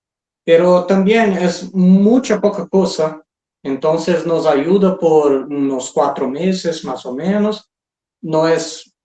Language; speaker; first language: Spanish; non-native, fluent; Portuguese